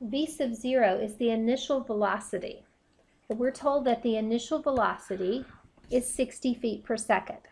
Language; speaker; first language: English; native; English